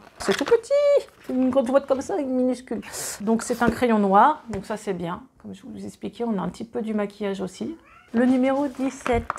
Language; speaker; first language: French; native; French